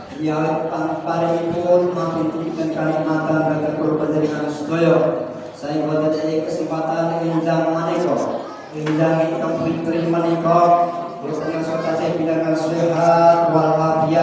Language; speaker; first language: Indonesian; non-native, local second language; Javanese